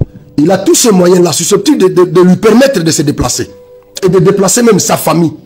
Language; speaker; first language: French; non-native, local second language; Lingala